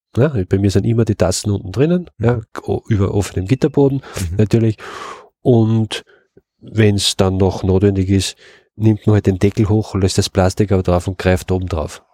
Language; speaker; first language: German; native; German